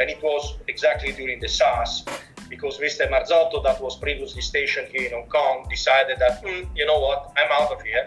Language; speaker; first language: English; non-native, fluent; Italian